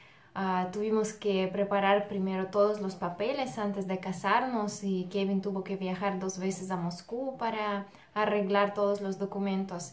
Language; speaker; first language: Spanish; non-native, fluent; Russian